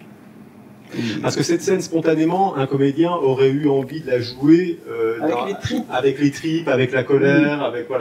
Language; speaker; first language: French; native; French